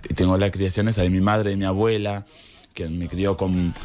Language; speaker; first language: Spanish; native; Spanish